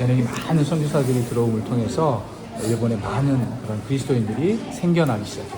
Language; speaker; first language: Korean; native; Korean